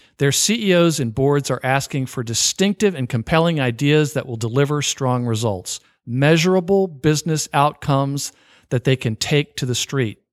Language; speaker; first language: English; native; English